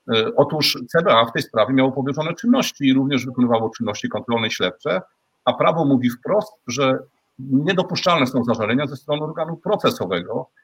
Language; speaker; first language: Polish; native; Polish